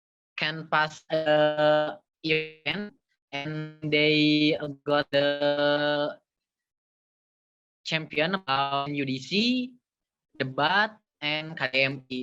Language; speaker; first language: English; non-native, learner; Indonesian